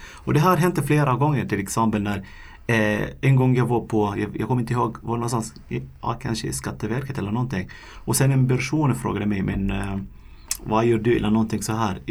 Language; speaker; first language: Swedish; non-native, fluent; Arabic